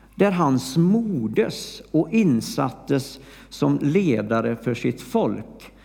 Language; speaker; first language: Swedish; native; Swedish